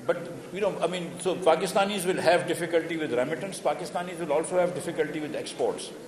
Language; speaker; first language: English; non-native, local second language; Urdu